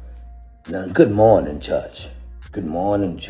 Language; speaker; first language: English; native; English